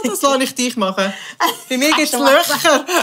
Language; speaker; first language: German; native; German